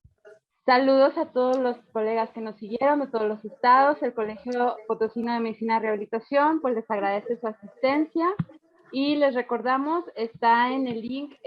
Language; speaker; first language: Spanish; native; Spanish